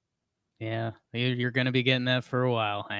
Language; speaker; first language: English; native; English